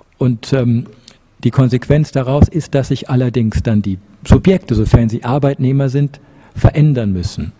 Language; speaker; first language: German; native; German